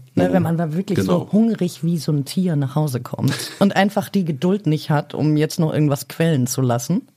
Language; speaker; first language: German; native; German